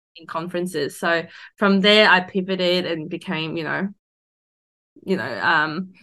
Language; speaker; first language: English; non-native, local second language; Cantonese